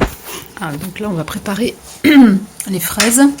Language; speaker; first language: French; native; French